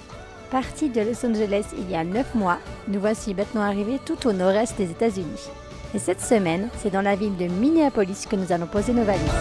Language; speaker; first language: French; native; French